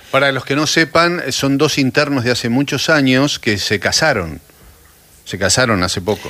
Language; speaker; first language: Spanish; native; Spanish